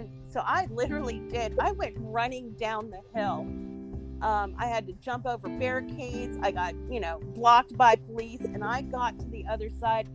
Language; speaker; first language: English; native; English